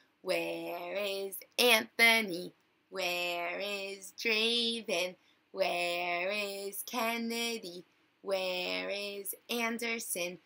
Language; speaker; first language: English; native; English